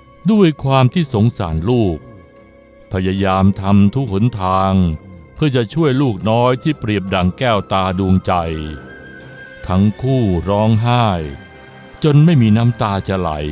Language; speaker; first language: Thai; native; Thai